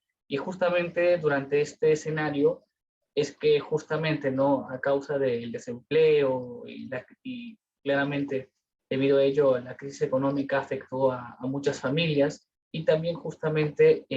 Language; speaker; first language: Spanish; native; Spanish